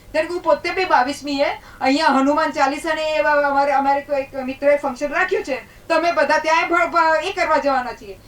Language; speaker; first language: Gujarati; native; Gujarati